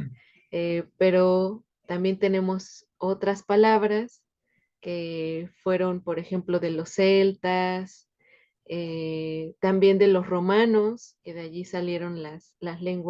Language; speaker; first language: Spanish; native; Spanish